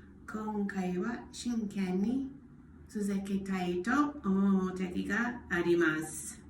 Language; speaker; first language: Japanese; non-native, learner; English